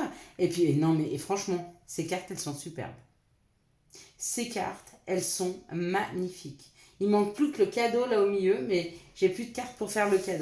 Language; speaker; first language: French; native; French